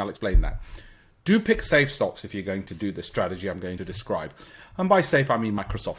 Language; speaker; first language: English; native; English